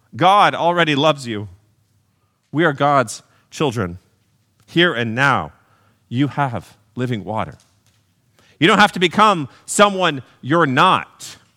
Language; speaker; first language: English; native; English